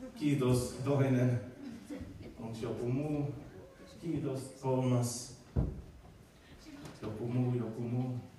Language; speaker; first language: Finnish; non-native, learner; English